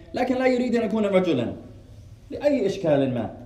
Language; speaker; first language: Arabic; non-native, fluent; English